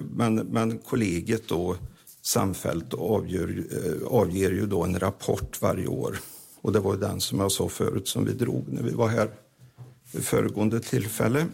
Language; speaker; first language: Swedish; native; Swedish